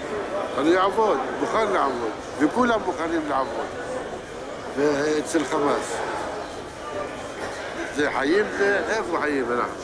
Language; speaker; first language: Hebrew; non-native, local second language; Arabic